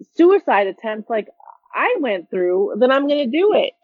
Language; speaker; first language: English; native; English